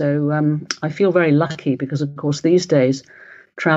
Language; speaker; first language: English; native; English